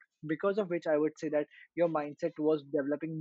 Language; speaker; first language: English; non-native, local second language; Hindi